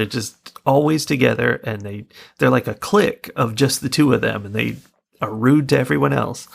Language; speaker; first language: English; native; English